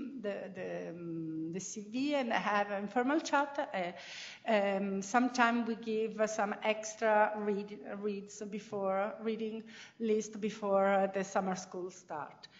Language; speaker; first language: English; non-native, fluent; Italian